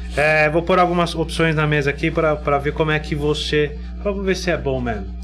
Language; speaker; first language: Portuguese; native; Portuguese